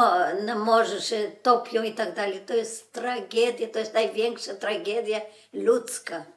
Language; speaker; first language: Polish; early bilingual, other home language; Macedonian